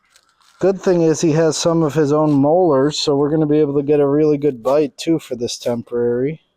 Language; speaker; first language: English; native; English